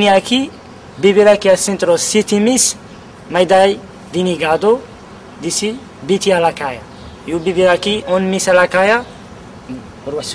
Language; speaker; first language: Spanish; non-native, learner; Kabyle